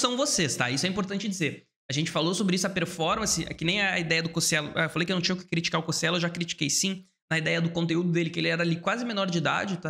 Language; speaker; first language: Portuguese; native; Portuguese